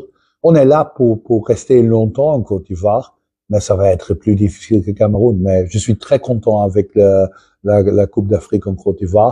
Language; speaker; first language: French; non-native, fluent; Dutch